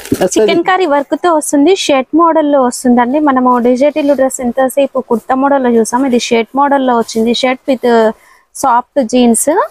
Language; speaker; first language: Telugu; native; Telugu